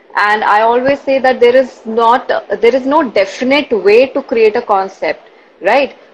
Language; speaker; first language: English; non-native, local second language; Hindi